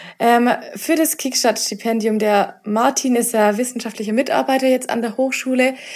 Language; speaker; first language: German; native; German